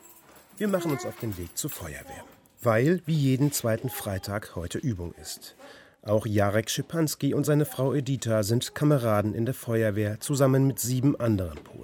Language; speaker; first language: German; native; German